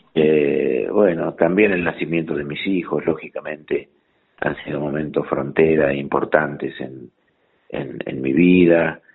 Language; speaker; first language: Spanish; native; Spanish